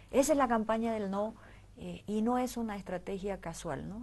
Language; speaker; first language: Spanish; native; Spanish